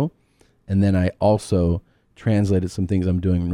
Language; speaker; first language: English; native; English